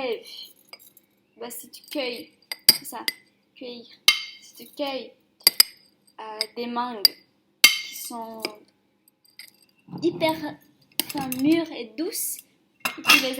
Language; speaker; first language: French; non-native, fluent; Portuguese